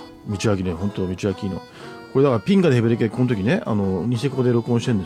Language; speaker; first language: Japanese; native; Japanese